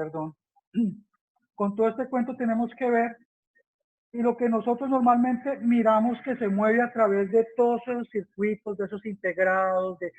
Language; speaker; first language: Spanish; native; Spanish